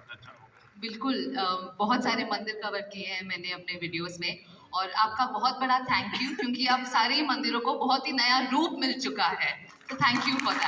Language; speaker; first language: Hindi; native; Hindi